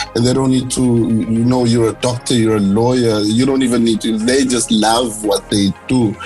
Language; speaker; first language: English; non-native, local second language; Zulu